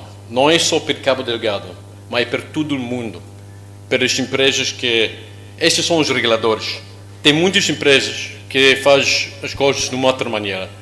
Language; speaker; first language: Portuguese; non-native, learner; English